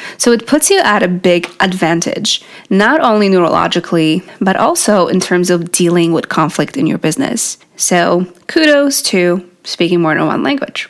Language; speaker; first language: English; non-native, fluent; Polish